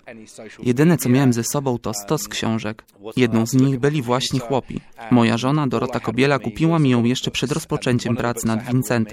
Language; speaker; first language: Polish; native; Polish